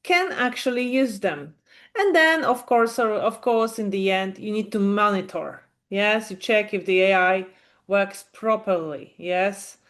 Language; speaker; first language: English; non-native, fluent; Polish